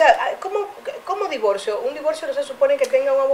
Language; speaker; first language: Spanish; native; Spanish